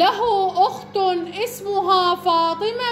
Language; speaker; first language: Arabic; native; Arabic